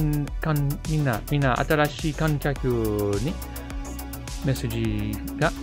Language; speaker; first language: Japanese; non-native, learner; English